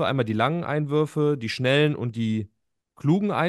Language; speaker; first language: German; native; German